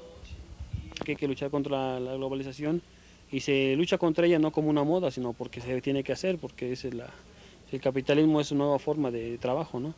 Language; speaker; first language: Spanish; native; Spanish